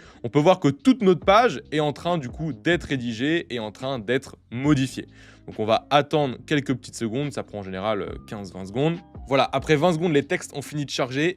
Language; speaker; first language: French; native; French